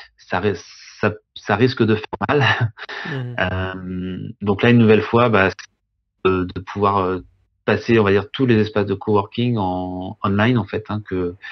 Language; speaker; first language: French; native; French